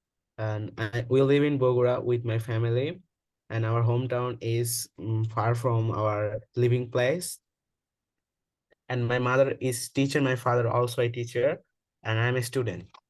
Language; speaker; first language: English; non-native, learner; Bangla